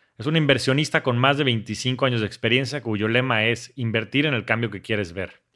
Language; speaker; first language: Spanish; native; Spanish